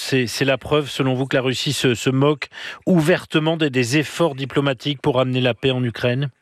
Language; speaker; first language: French; native; French